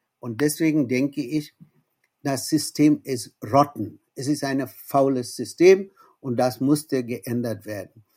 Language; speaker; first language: German; non-native, fluent; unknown